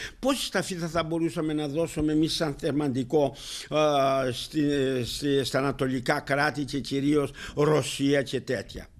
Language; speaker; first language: Greek; native; Greek